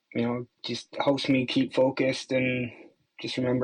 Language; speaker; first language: English; native; English